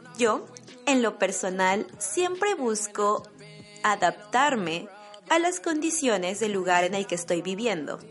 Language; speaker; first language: Spanish; native; Spanish